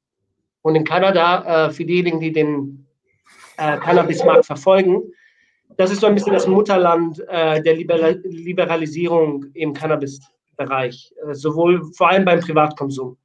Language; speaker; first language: German; native; German